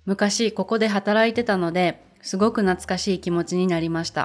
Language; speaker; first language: Japanese; native; Japanese